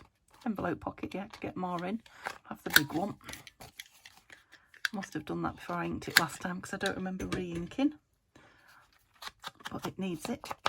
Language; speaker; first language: English; native; English